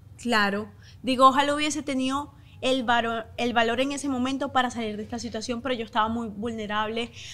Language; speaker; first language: Spanish; native; Spanish